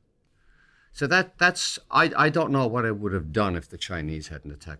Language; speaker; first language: English; native; English